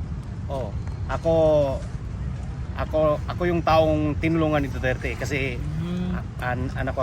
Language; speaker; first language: Filipino; non-native, local second language; Cebuano